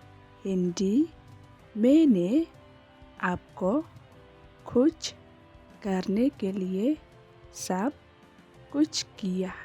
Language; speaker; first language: Hindi; non-native, local second language; Khasi